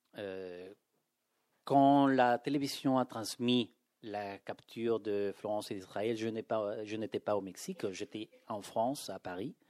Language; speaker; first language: French; non-native, fluent; Spanish